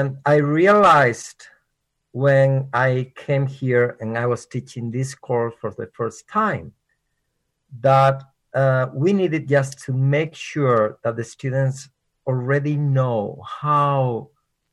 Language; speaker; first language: English; non-native, fluent; Spanish